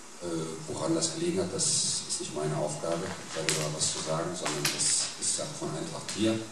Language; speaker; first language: German; native; German